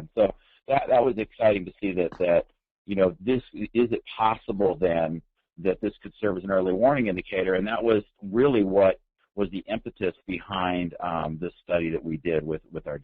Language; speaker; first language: English; native; English